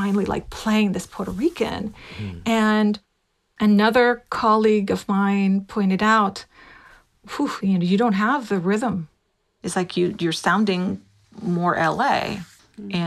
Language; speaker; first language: English; non-native, fluent; Spanish